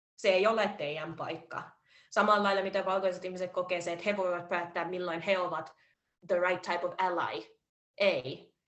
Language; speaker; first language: Finnish; early bilingual, heritage; Finnish